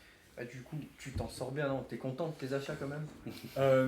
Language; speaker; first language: French; native; French